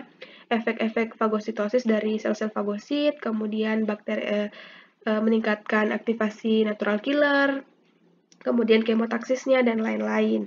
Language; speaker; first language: Indonesian; native; Indonesian